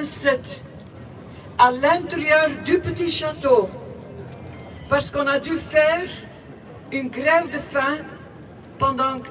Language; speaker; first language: French; non-native, local second language; Dutch